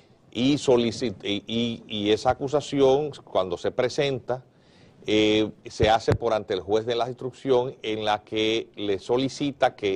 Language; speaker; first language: Spanish; native; Spanish